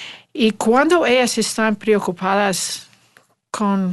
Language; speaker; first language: Spanish; non-native, learner; English